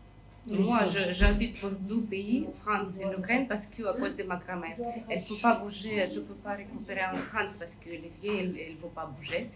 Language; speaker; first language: French; non-native, learner; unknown